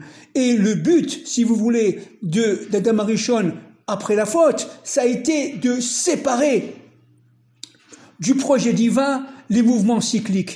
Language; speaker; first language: French; native; French